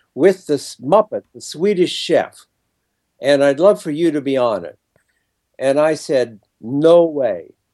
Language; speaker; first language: English; native; English